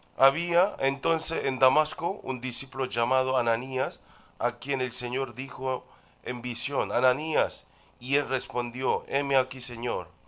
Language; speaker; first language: Spanish; non-native, fluent; Korean